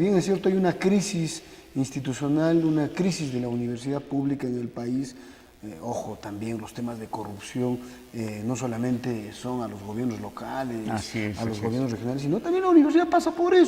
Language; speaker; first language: Spanish; native; Spanish